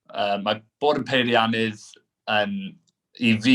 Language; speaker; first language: Welsh; non-native, local second language; English